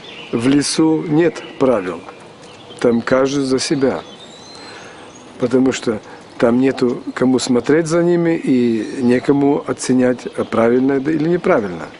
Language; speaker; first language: Russian; native; Russian